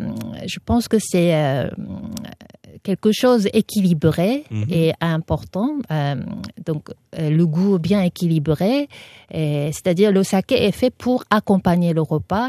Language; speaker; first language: French; non-native, fluent; Japanese